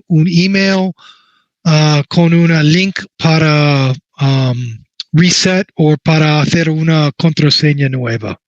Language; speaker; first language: Spanish; non-native, learner; English